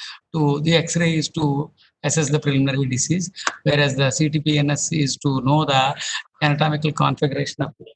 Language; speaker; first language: English; non-native, local second language; Telugu